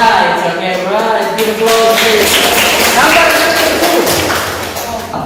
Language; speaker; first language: English; non-native, learner; Indonesian